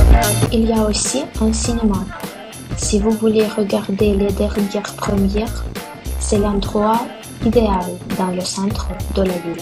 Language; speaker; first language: French; non-native, fluent; Russian